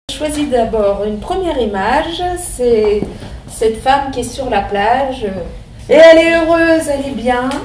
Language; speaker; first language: French; native; French